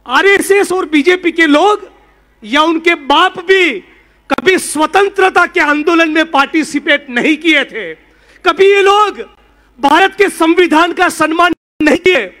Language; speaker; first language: Hindi; non-native, local second language; Gujarati